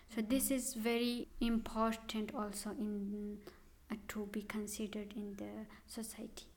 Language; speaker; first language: English; non-native, local second language; Pashto